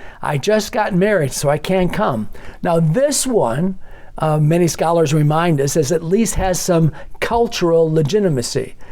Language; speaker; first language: English; native; English